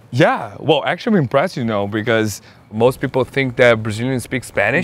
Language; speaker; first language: English; non-native, fluent; Portuguese